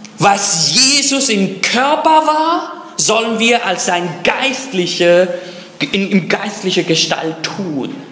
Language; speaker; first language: German; non-native, fluent; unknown